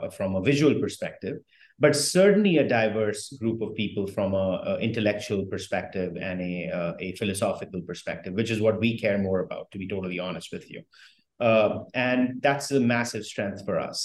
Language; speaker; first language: English; non-native, local second language; Hindi